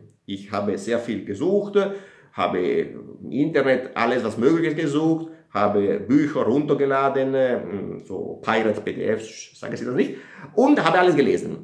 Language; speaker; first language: German; non-native, fluent; Italian